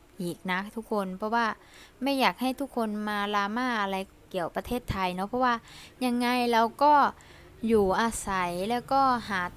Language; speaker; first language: Thai; early bilingual, other home language; Lao